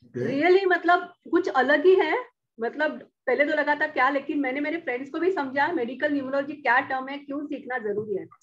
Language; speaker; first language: Hindi; non-native, local second language; Marathi